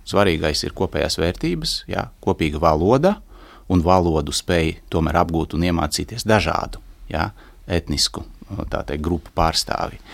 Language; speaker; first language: Latvian; native; Latvian